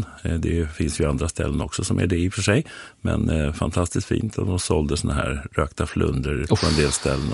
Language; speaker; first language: Swedish; native; Swedish